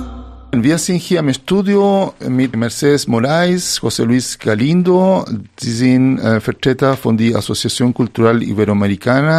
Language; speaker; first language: German; non-native, fluent; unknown